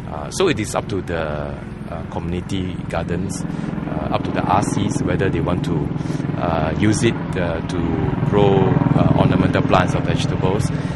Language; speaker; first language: English; non-native, local second language; Chinese